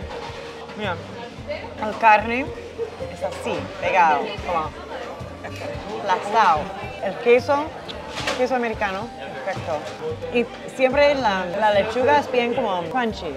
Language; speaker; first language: Spanish; early bilingual, other home language; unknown